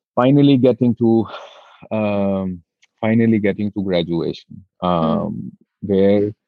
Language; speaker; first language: English; non-native, local second language; Hindi